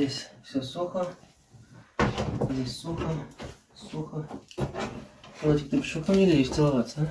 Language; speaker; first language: Russian; native; Russian